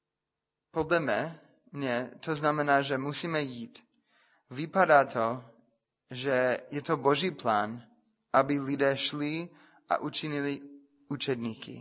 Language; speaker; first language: Czech; non-native, fluent; English